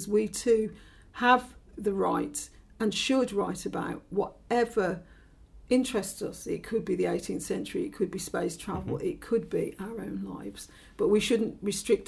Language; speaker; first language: English; native; English